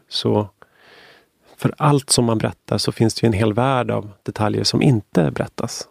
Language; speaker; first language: Swedish; native; Swedish